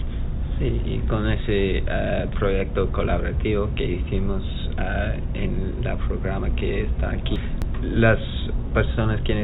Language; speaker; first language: Spanish; non-native, learner; English